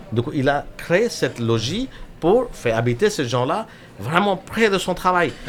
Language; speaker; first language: French; non-native, fluent; Hindi